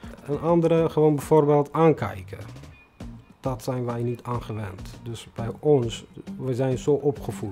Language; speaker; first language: Dutch; non-native, fluent; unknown